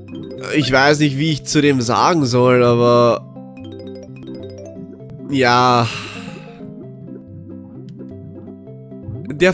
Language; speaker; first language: German; native; German